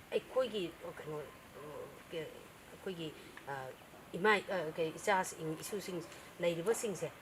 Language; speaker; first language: Manipuri; native; Manipuri